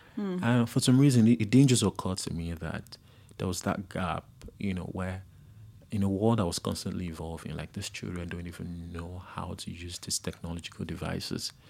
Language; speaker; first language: English; non-native, local second language; Yoruba